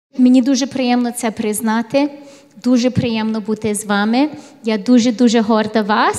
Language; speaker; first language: Ukrainian; early bilingual, heritage; English